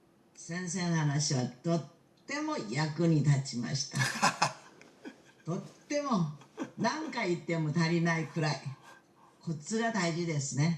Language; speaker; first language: Japanese; non-native, learner; Korean